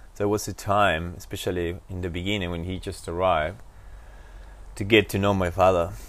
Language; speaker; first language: English; non-native, fluent; Spanish